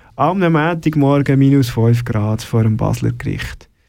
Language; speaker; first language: German; native; German